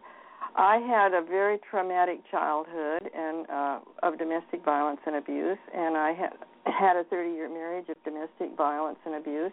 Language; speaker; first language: English; native; English